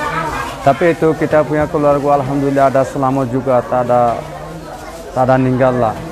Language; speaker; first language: Indonesian; non-native, learner; Rohingya